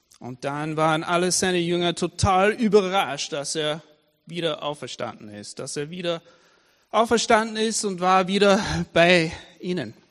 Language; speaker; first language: German; non-native, fluent; English